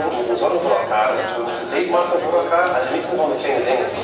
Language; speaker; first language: Dutch; native; Dutch